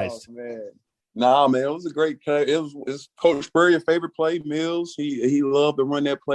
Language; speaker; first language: English; native; English